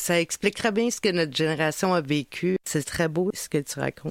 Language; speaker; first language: French; native; French